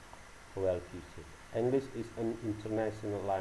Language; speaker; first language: English; non-native, learner; Indonesian